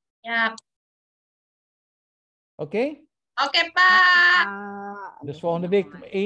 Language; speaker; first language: Dutch; non-native, learner; Indonesian